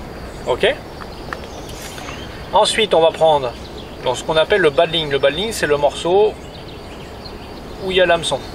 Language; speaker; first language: French; native; French